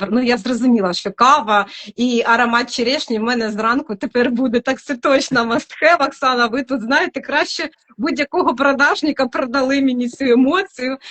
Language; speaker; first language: Ukrainian; non-native, local second language; Russian